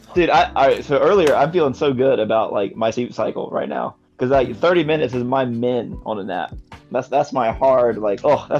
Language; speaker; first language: English; native; English